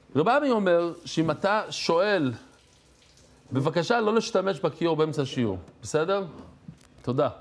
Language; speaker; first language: Hebrew; non-native, fluent; English